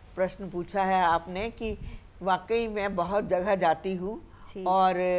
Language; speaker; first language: Hindi; native; Hindi